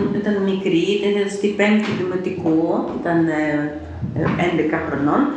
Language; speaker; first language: Greek; non-native, fluent; Ukrainian